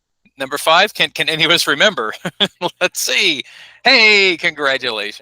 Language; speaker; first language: English; native; English